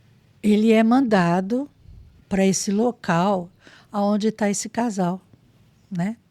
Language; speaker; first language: Portuguese; native; Portuguese